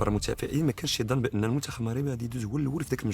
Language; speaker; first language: Arabic; native; Arabic